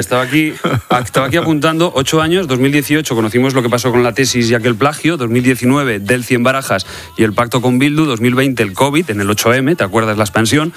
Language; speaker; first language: Spanish; native; Spanish